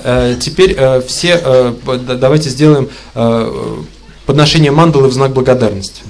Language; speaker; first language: Russian; native; Russian